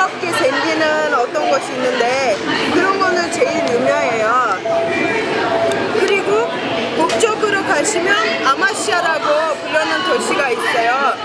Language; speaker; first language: Korean; non-native, fluent; Turkish